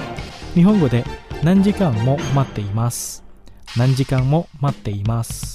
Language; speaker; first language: Japanese; non-native, fluent; Indonesian